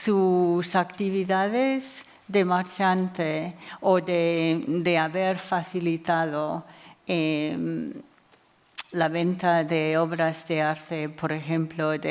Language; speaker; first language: Spanish; non-native, fluent; English